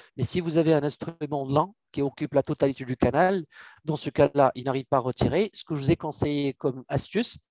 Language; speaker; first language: French; non-native, local second language; Arabic